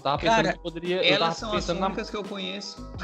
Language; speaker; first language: Portuguese; native; Portuguese